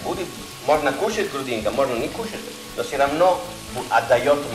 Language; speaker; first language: Russian; non-native, learner; Italian